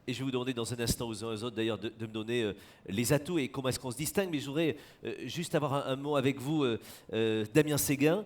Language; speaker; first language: French; native; French